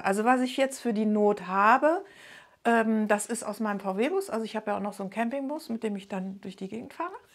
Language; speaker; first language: German; native; German